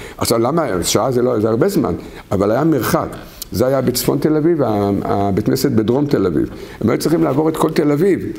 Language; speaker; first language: Hebrew; native; Hebrew